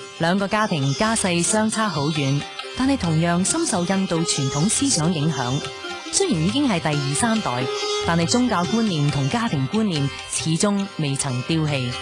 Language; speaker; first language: Cantonese; native; Cantonese